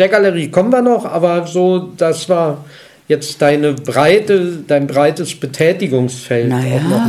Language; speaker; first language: German; native; German